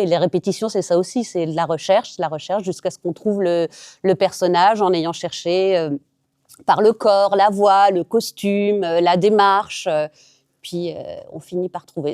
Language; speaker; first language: French; native; French